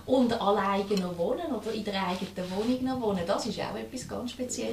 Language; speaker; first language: German; native; German